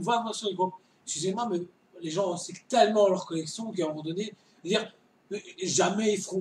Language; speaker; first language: French; native; French